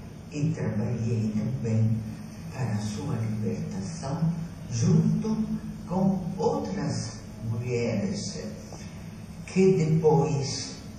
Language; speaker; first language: Portuguese; non-native, fluent; Italian